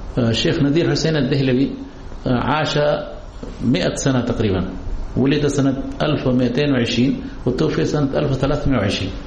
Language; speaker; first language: Arabic; non-native, fluent; Urdu